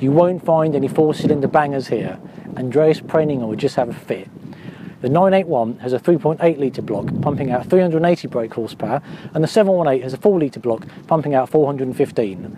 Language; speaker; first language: English; native; English